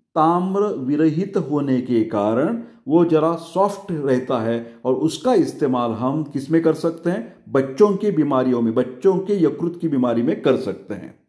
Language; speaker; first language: Hindi; non-native, local second language; Marathi